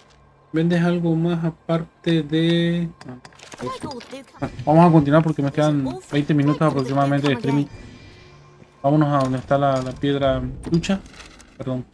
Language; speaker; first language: Spanish; native; Spanish